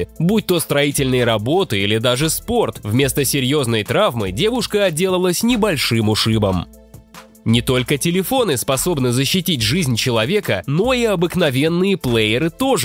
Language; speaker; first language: Russian; native; Russian